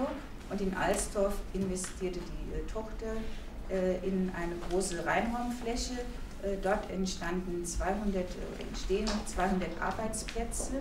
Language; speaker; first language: German; native; German